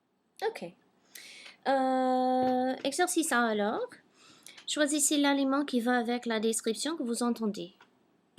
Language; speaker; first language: French; non-native, fluent; English